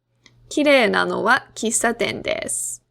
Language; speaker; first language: Japanese; non-native, fluent; English